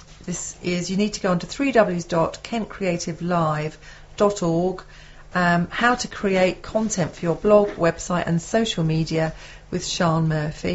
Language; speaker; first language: English; native; English